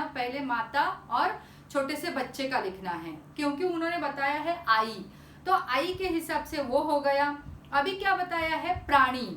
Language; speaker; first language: Hindi; non-native, local second language; Marathi